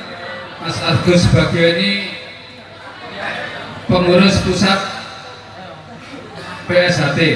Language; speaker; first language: Indonesian; native; Indonesian